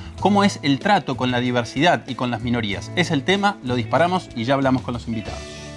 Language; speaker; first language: Spanish; native; Spanish